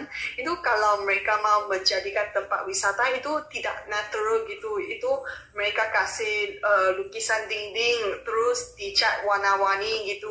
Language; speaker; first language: Indonesian; non-native, local second language; Malay